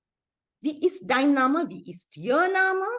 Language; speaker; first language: German; non-native, fluent; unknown